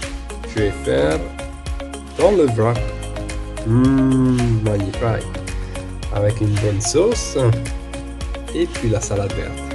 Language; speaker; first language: French; non-native, fluent; Hungarian